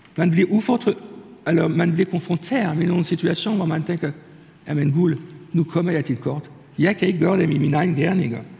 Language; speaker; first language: Danish; non-native, fluent; French